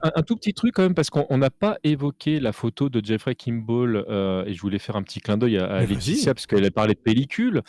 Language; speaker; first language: French; native; French